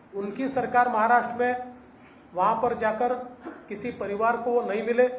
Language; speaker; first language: Hindi; non-native, local second language; Marathi